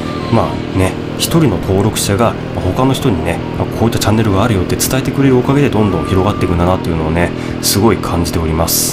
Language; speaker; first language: Japanese; native; Japanese